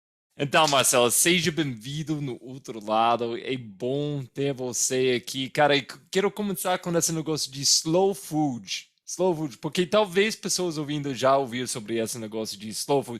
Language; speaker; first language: Portuguese; non-native, fluent; English